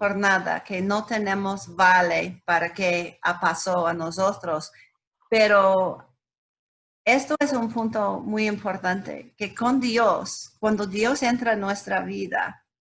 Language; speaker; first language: Spanish; non-native, learner; English